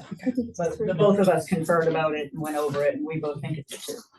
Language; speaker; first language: English; native; English